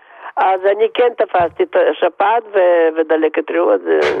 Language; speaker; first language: Hebrew; non-native, fluent; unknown